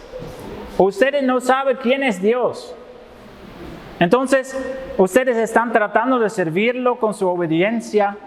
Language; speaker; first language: Spanish; non-native, fluent; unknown